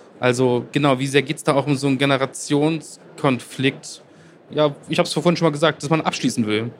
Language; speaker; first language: German; native; German